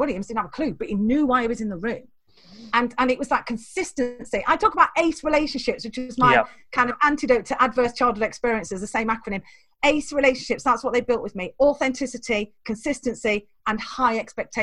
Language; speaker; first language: English; native; English